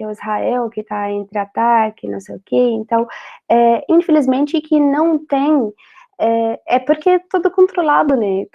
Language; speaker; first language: Portuguese; non-native, fluent; Arabic